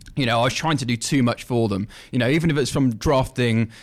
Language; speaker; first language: English; native; English